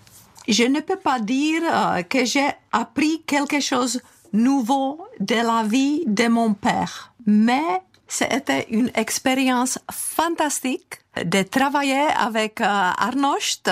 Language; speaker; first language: French; non-native, fluent; Czech